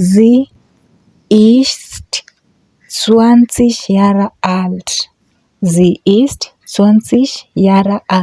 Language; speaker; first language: German; non-native, learner; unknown